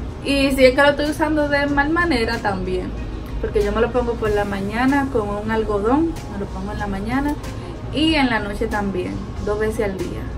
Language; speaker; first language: Spanish; early bilingual, heritage; Spanish